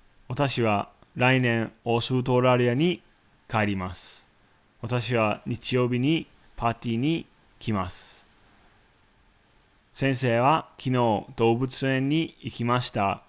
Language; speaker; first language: Japanese; non-native, fluent; English